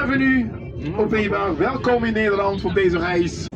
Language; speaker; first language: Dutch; non-native, learner; French